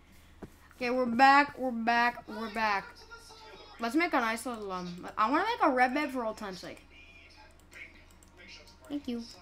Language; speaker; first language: English; native; English